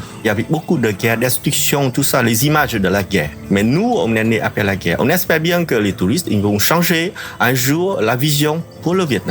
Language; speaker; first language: French; non-native, fluent; Vietnamese